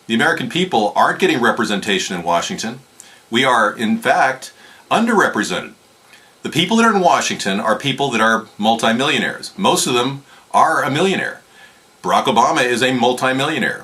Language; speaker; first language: English; native; English